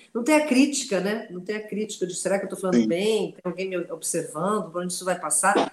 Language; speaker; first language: Portuguese; non-native, local second language; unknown